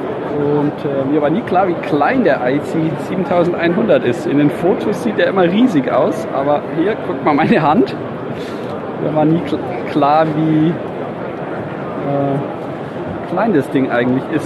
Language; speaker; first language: German; native; German